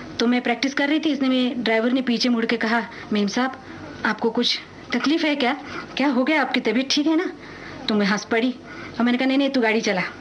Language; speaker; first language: Hindi; non-native, local second language; Marathi